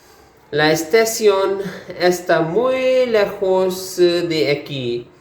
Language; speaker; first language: Spanish; non-native, learner; Urdu